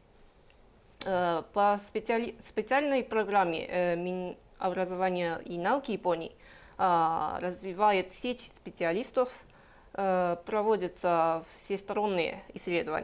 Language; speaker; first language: Russian; non-native, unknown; Japanese